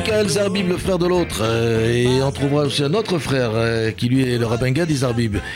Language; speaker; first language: French; native; French